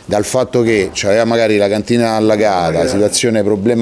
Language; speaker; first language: Italian; native; Italian